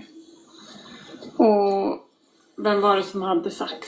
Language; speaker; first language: Swedish; native; Swedish